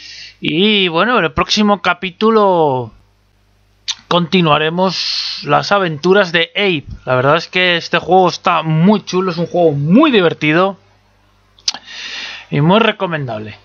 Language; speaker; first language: Spanish; native; Spanish